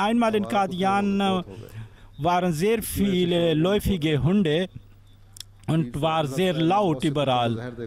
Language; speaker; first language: German; non-native, fluent; Urdu